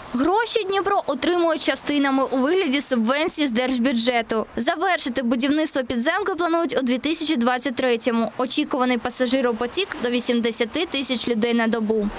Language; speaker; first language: Ukrainian; native; Ukrainian